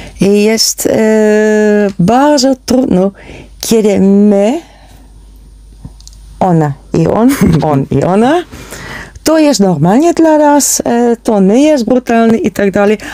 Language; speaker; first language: Polish; non-native, learner; Dutch